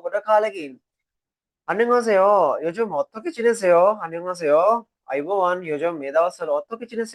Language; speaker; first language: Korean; non-native, fluent; Sinhala